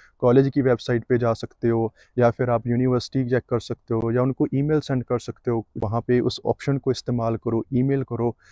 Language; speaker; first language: Hindi; non-native, local second language; Punjabi